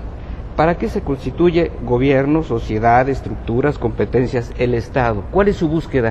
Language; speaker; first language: Spanish; native; Spanish